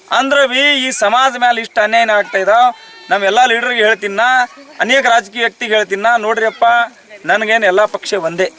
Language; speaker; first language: Kannada; non-native, local second language; Lambadi